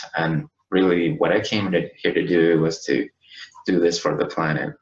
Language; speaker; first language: English; native; English